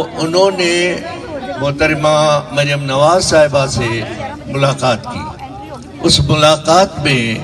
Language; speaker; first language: Urdu; non-native, local second language; Sindhi